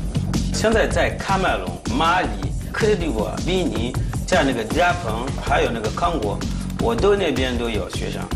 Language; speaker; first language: Chinese; non-native, fluent; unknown